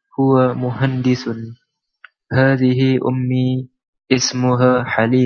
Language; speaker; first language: Arabic; non-native, learner; Indonesian